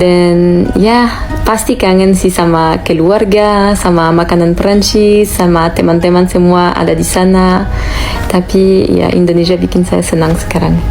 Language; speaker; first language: Indonesian; non-native, fluent; French